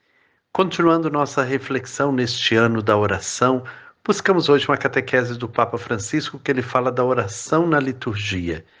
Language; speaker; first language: Portuguese; native; Portuguese